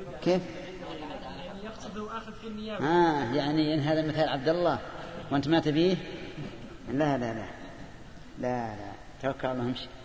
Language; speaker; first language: Arabic; native; Arabic